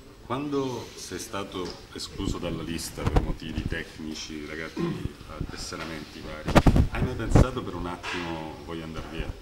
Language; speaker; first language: Italian; native; Italian